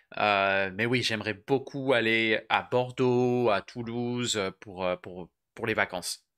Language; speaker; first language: French; native; French